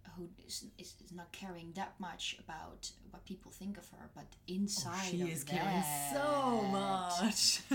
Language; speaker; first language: English; non-native, fluent; Dutch